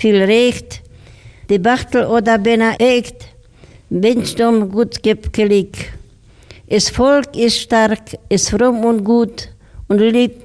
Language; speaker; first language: German; non-native, fluent; Slovak